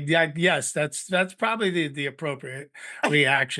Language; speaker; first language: English; native; English